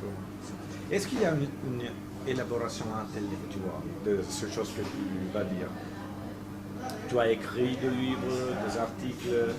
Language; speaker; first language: French; non-native, fluent; Italian